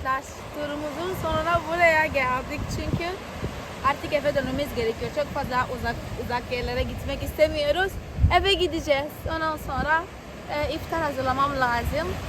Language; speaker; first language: Turkish; non-native, fluent; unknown